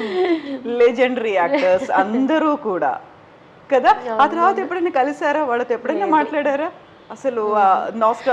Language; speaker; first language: Telugu; native; Telugu